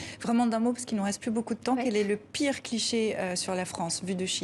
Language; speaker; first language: French; native; French